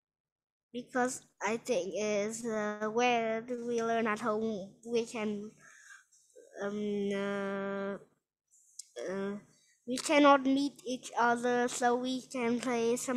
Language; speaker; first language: English; non-native, learner; Vietnamese